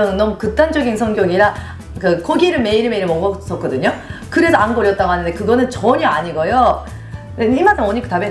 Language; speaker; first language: Korean; non-native, fluent; Japanese